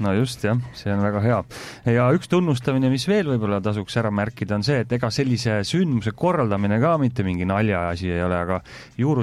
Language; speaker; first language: Estonian; native; Estonian